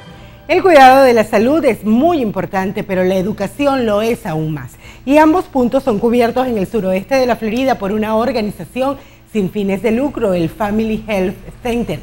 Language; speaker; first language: Spanish; native; Spanish